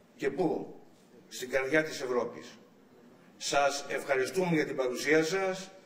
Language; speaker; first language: Greek; native; Greek